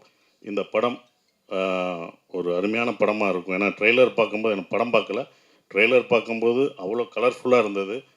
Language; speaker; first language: Tamil; native; Tamil